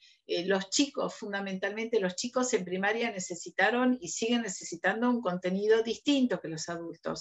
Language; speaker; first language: Spanish; native; Spanish